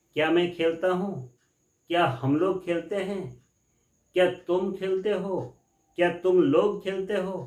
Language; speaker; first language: Hindi; non-native, local second language; Bangla